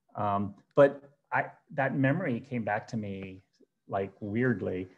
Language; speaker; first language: English; native; English